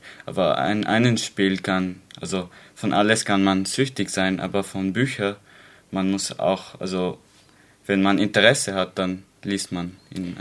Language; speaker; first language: German; non-native, learner; Arabic